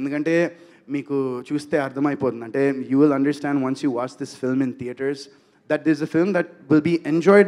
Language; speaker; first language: Telugu; native; Telugu